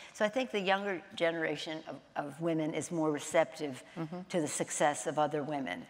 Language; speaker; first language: English; native; English